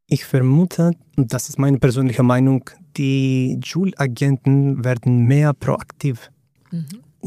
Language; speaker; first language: German; non-native, fluent; Greek